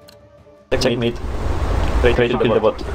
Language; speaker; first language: English; non-native, learner; Spanish